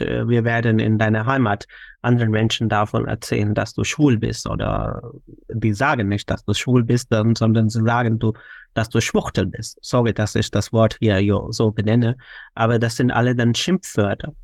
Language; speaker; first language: German; non-native, fluent; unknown